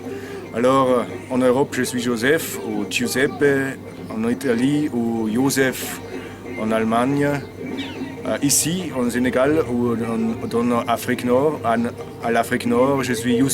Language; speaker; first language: French; non-native, learner; German